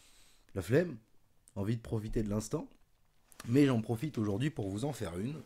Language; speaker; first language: French; native; French